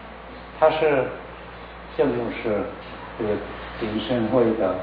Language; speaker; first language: Chinese; non-native, learner; Korean